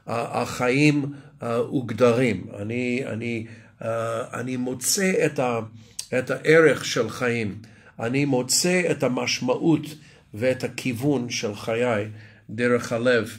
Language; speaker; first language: Hebrew; non-native, fluent; English